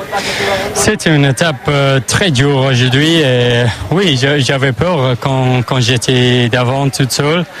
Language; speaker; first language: French; non-native, learner; English